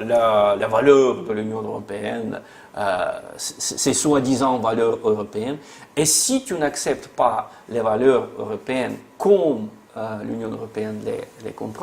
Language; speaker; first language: French; non-native, fluent; Russian